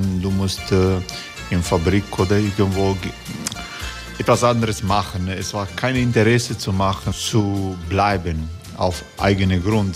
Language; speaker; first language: German; non-native, fluent; Croatian